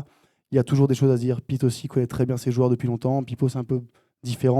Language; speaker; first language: French; native; French